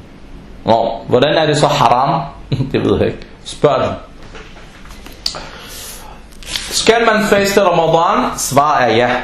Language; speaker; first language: Danish; non-native, fluent; Arabic